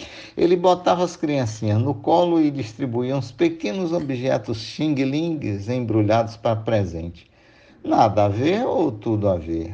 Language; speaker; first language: Portuguese; native; Portuguese